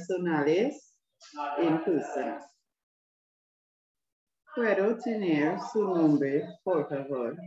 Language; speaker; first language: Spanish; non-native, learner; English